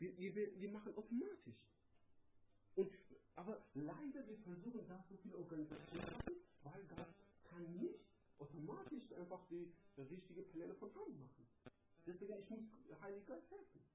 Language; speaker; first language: German; non-native, learner; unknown